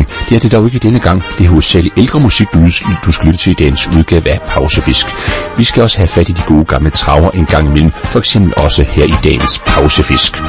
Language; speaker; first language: Danish; native; Danish